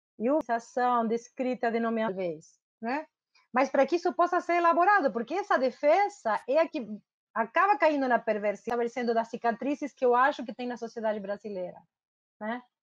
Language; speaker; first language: Portuguese; non-native, fluent; Spanish